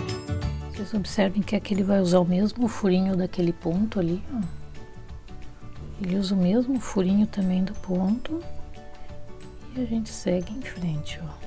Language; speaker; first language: Portuguese; native; Portuguese